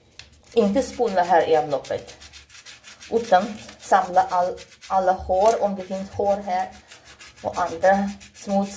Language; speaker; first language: Swedish; non-native, learner; Russian